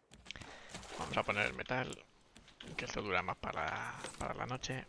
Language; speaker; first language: Spanish; native; Spanish